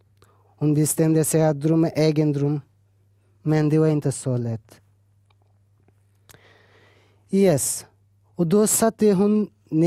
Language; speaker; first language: Swedish; early bilingual, other home language; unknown